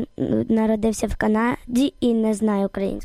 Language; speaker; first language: Ukrainian; early bilingual, heritage; Ukrainian